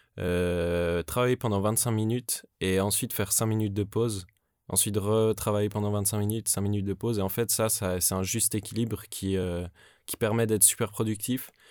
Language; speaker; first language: French; native; French